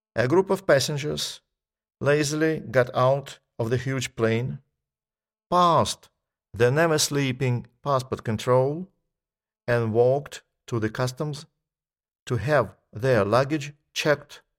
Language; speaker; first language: English; non-native, fluent; Russian